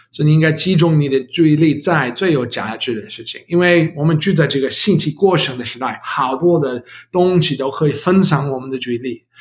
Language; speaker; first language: Chinese; non-native, learner; English